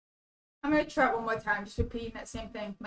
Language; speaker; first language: English; native; English